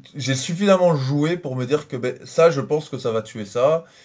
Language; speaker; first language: French; native; French